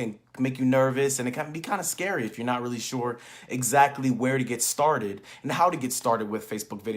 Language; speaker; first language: English; native; English